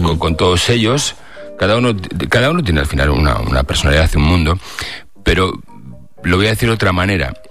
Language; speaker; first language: Spanish; native; Spanish